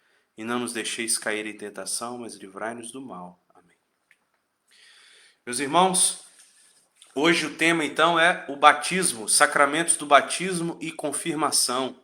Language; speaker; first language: Portuguese; native; Portuguese